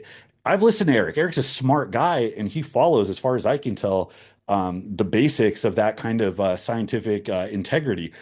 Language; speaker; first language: English; native; English